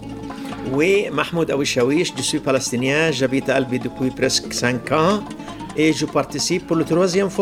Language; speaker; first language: French; non-native, local second language; Arabic